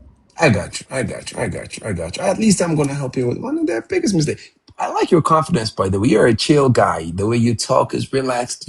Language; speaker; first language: English; non-native, fluent; Amharic